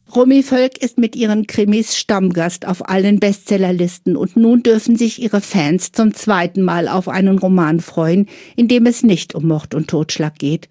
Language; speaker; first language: German; native; German